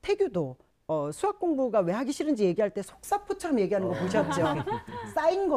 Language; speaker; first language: Korean; native; Korean